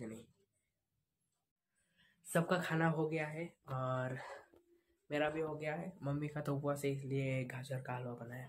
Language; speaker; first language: Hindi; native; Hindi